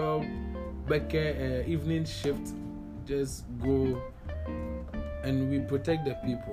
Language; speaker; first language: English; non-native, local second language; Akan